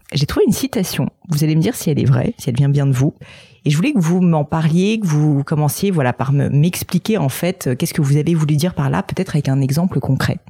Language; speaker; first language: French; native; French